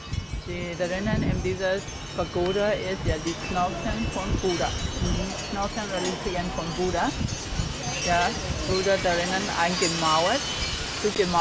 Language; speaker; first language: German; non-native, learner; Burmese